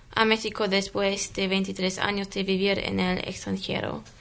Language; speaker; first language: Spanish; non-native, learner; German